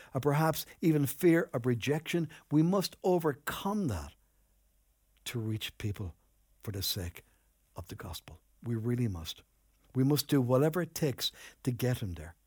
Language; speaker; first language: English; native; English